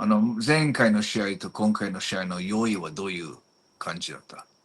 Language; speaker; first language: Japanese; non-native, learner; English